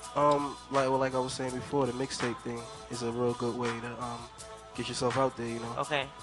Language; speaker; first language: English; native; English